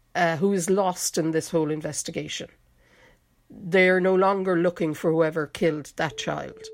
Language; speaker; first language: English; native; English